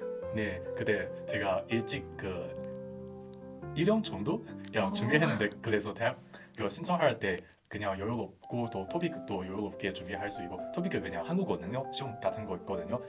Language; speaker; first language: Korean; non-native, fluent; Chinese